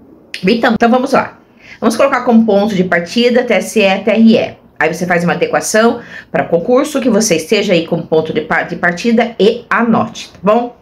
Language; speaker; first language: Portuguese; native; Portuguese